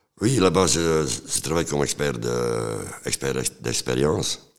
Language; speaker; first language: French; non-native, local second language; Dutch